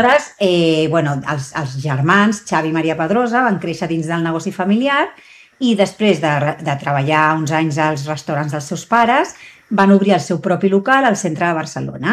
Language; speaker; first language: Catalan; native; Catalan